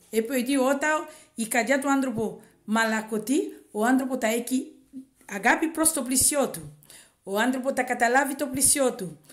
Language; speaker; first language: Greek; non-native, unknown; Swahili